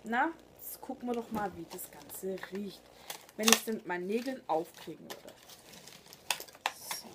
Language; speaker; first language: German; native; German